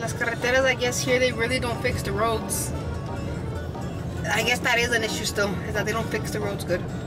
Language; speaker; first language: English; early bilingual, other home language; Spanish